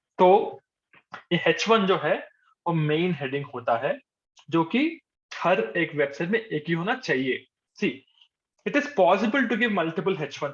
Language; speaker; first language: Hindi; non-native, local second language; Telugu